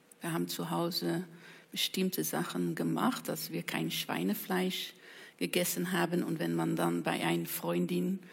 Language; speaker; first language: German; non-native, fluent; Dutch